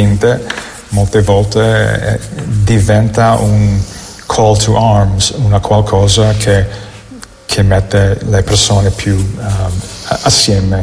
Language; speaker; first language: Italian; non-native, fluent; English